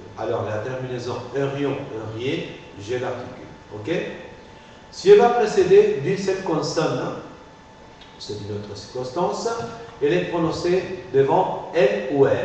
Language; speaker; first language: French; non-native, fluent; Spanish